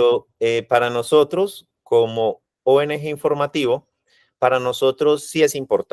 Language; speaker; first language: Spanish; native; Spanish